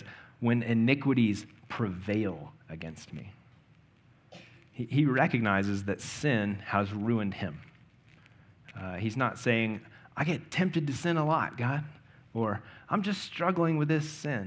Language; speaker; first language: English; native; English